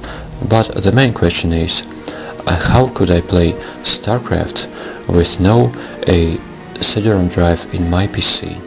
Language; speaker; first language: English; non-native, fluent; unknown